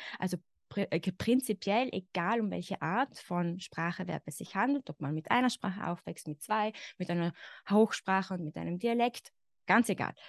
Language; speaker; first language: German; native; German